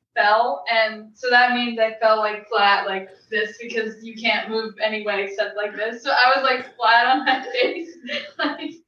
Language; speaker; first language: English; native; English